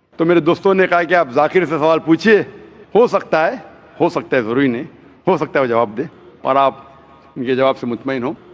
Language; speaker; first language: Hindi; non-native, local second language; Konkani